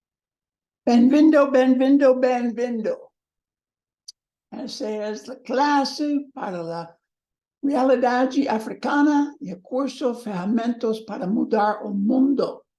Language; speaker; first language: Portuguese; non-native, learner; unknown